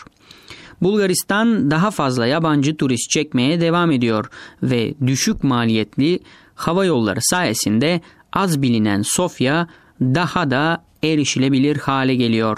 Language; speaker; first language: Turkish; native; Turkish